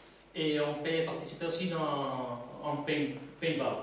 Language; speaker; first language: French; non-native, learner; Spanish